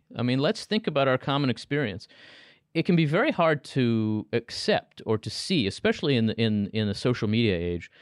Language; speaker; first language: English; native; English